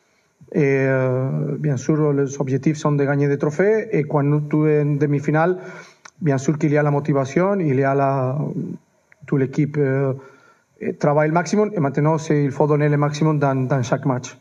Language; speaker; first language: French; non-native, fluent; Spanish